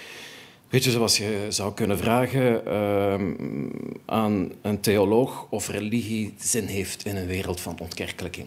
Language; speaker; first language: Dutch; native; Dutch